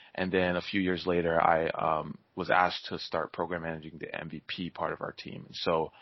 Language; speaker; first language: English; native; English